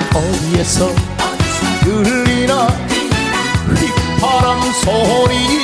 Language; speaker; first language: Korean; native; Korean